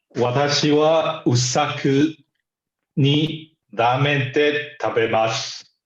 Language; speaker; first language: Japanese; non-native, learner; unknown